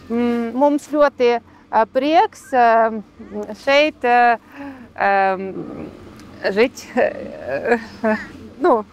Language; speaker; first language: Latvian; non-native, learner; Ukrainian